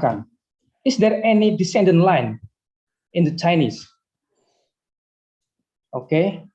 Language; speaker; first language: English; non-native, learner; Indonesian